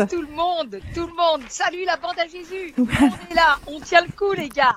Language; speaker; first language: French; native; French